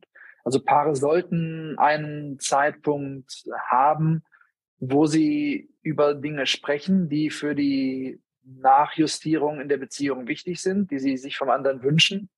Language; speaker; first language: German; native; German